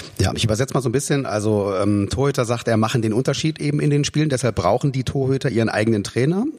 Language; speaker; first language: German; native; German